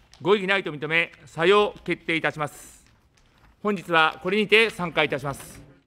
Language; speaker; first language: Japanese; native; Japanese